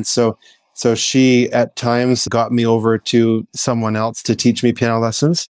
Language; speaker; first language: English; native; English